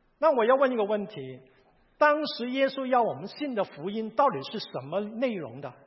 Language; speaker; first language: Chinese; non-native, local second language; Cantonese